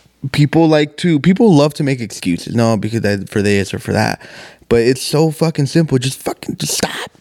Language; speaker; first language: English; early bilingual, other home language; Spanish